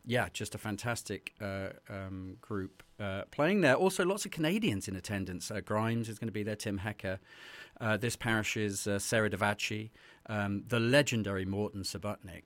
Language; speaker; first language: English; native; English